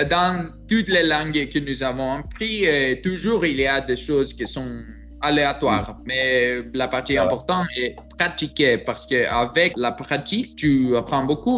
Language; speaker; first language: French; non-native, learner; Greek